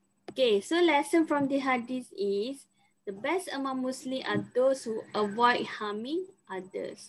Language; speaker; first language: English; non-native, local second language; Malay